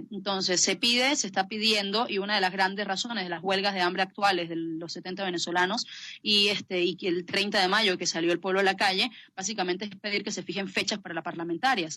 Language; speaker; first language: Spanish; native; Spanish